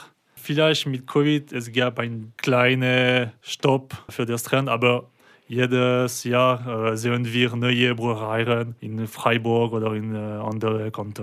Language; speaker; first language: German; non-native, local second language; French